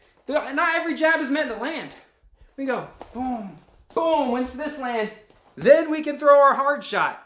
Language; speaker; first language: English; native; English